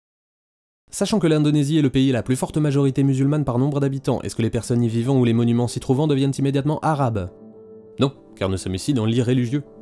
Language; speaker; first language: French; native; French